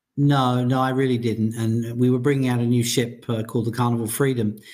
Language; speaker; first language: English; native; English